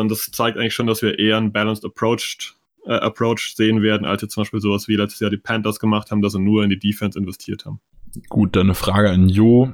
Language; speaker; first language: German; native; German